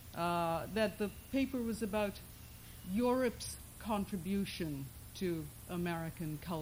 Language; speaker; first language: English; non-native, local second language; Bangla